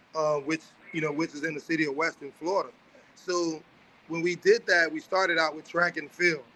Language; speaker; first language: English; native; English